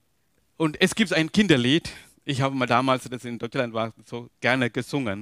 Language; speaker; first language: German; non-native, learner; Tamil